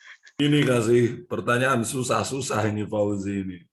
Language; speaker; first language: Indonesian; native; Indonesian